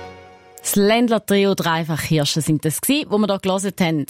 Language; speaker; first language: German; native; German